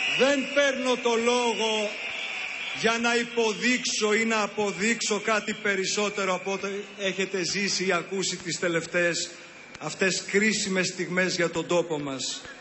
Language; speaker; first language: Greek; early bilingual, heritage; Greek